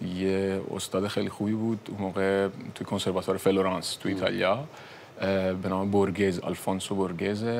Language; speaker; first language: Persian; native; Persian